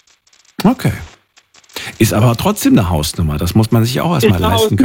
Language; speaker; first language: German; native; German